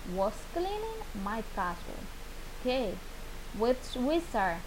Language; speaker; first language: English; non-native, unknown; Spanish